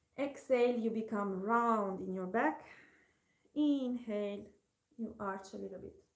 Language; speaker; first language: English; non-native, fluent; Italian